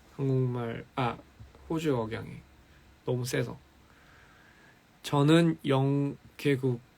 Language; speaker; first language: Korean; early bilingual, heritage; English